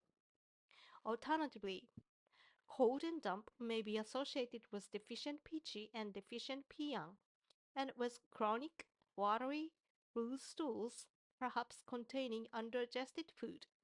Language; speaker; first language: English; non-native, fluent; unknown